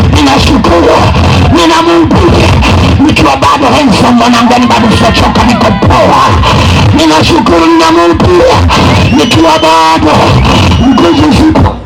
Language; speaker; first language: Swahili; native; Swahili